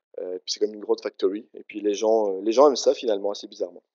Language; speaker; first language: French; native; French